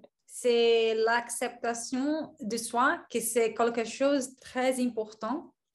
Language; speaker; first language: French; non-native, learner; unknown